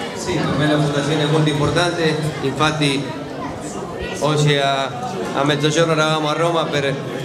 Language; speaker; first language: Italian; non-native, fluent; Spanish